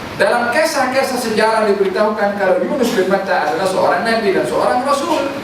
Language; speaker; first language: Malay; native; Malay